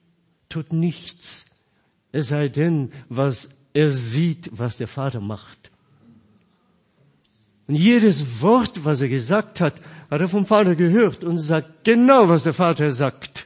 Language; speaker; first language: German; non-native, fluent; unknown